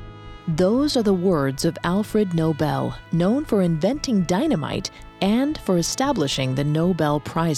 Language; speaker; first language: English; native; English